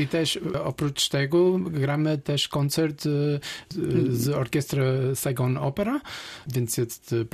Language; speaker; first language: Polish; non-native, learner; Portuguese